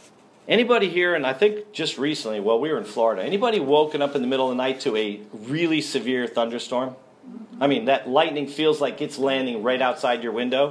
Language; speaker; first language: English; native; English